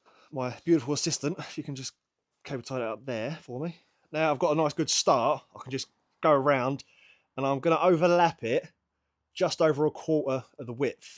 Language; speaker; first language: English; native; English